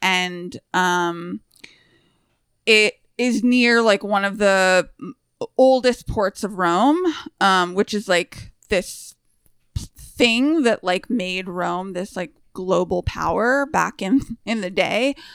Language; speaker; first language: English; native; English